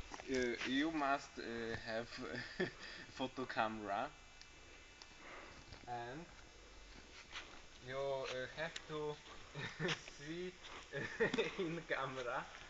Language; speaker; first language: English; non-native, learner; Polish